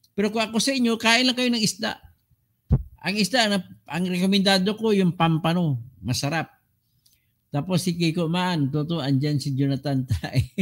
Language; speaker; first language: Filipino; non-native, local second language; Cebuano